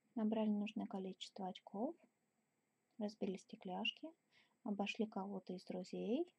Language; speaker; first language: Russian; native; Russian